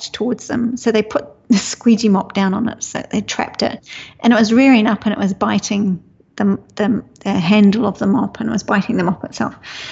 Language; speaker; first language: English; native; English